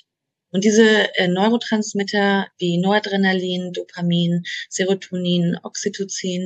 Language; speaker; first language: German; native; German